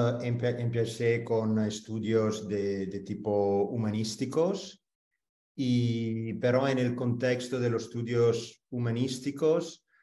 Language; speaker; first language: Spanish; non-native, fluent; Italian